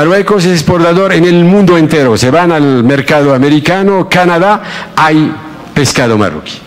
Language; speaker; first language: Spanish; non-native, fluent; Arabic